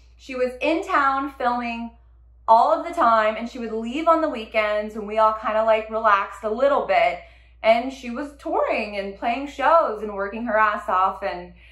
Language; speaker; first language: English; native; English